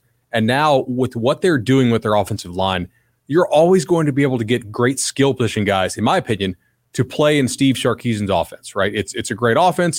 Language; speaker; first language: English; native; English